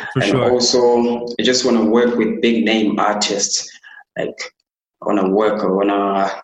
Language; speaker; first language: English; non-native, local second language; Xhosa